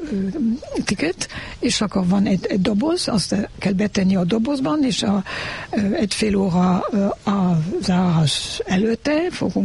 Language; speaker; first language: Hungarian; non-native, learner; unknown